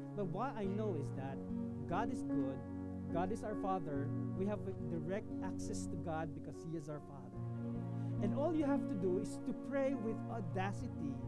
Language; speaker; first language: English; non-native, local second language; Filipino